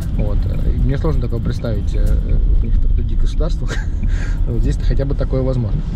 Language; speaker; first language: Russian; native; Russian